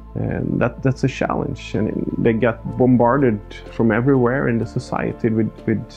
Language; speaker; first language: English; non-native, fluent; Swedish